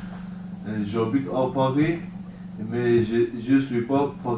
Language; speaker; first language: French; non-native, learner; Kurdish